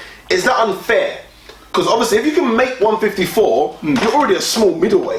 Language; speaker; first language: English; native; English